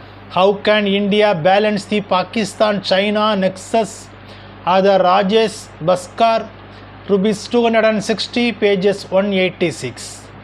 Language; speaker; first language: English; non-native, local second language; Tamil